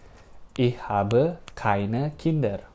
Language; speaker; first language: German; non-native, learner; Indonesian